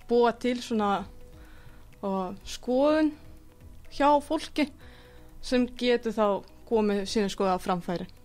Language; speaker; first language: Icelandic; non-native, fluent; Russian